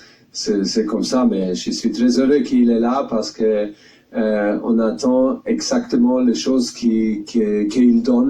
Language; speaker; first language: French; non-native, fluent; German